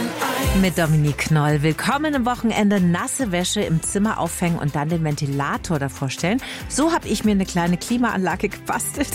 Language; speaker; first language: German; native; German